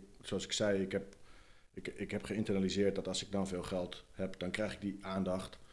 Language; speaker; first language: Dutch; native; Dutch